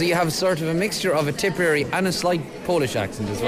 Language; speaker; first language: English; native; English